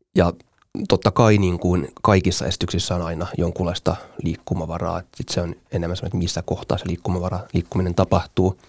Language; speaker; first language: Finnish; native; Finnish